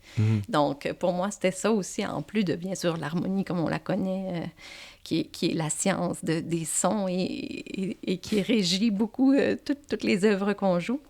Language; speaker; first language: French; native; French